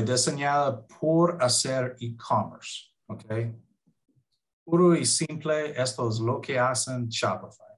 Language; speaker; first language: Spanish; non-native, fluent; English